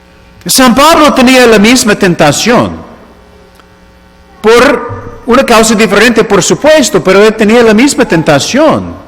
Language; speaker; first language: Spanish; non-native, fluent; English